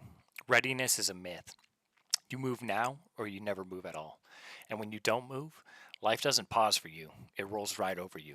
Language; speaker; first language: English; native; English